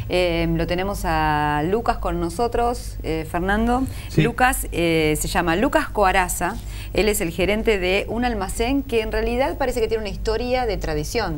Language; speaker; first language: Spanish; native; Spanish